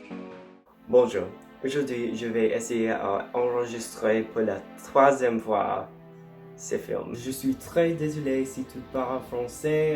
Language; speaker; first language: French; non-native, learner; English